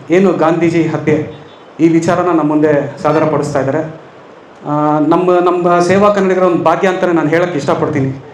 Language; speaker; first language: Kannada; native; Kannada